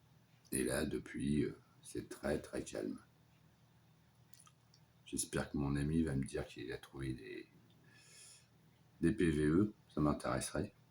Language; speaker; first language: French; native; French